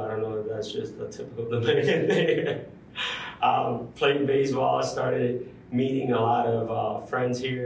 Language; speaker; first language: English; non-native, fluent; Spanish